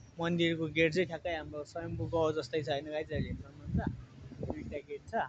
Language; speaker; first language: Nepali; non-native, local second language; Eastern Tamang